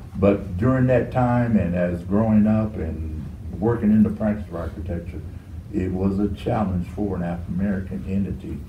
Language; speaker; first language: English; native; English